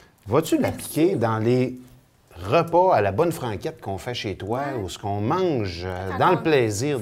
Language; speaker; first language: French; native; French